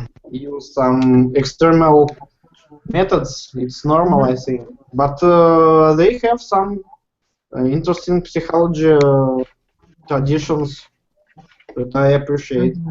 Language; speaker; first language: English; non-native, learner; Russian